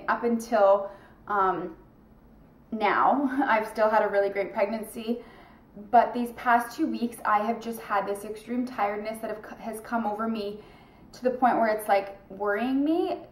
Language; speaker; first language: English; native; English